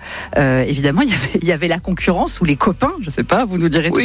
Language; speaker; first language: French; native; French